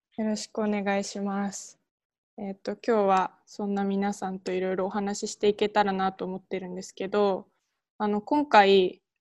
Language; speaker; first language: Japanese; native; Japanese